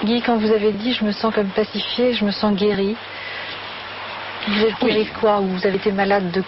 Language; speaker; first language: French; native; French